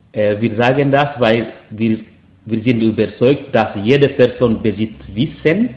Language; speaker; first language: German; non-native, fluent; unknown